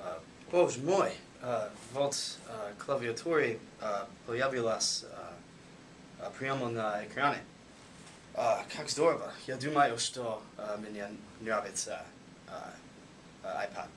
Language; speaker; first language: Russian; non-native, learner; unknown